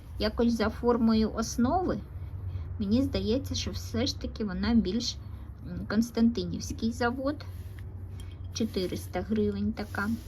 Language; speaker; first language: Ukrainian; non-native, local second language; Russian